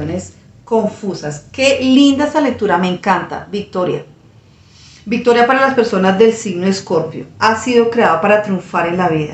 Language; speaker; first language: Spanish; native; Spanish